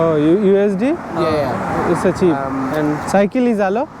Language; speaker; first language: English; non-native, local second language; Telugu